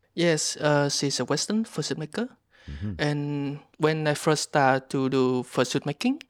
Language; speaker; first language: English; non-native, learner; Vietnamese